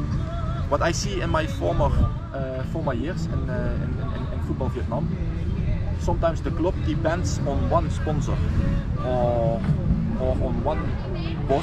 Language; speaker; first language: English; non-native, fluent; Dutch